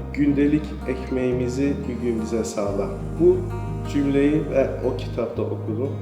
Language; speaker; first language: Turkish; non-native, fluent; Persian